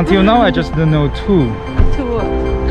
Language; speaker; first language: English; non-native, learner; Chinese